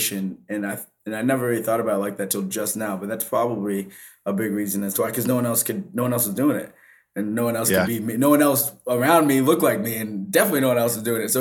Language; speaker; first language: English; native; English